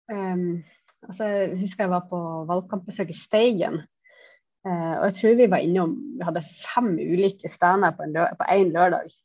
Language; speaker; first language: Norwegian; native; Norwegian